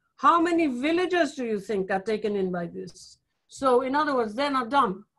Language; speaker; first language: English; non-native, local second language; Bangla